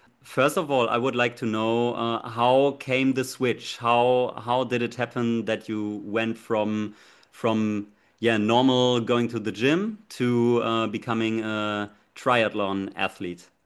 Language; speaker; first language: English; non-native, fluent; German